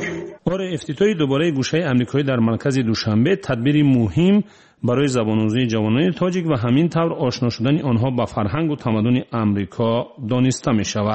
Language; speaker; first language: Persian; native; Persian